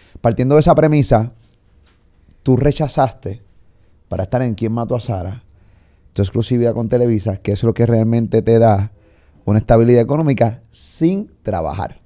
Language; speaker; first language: Spanish; native; Spanish